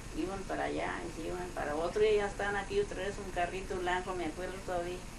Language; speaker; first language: Spanish; non-native, local second language; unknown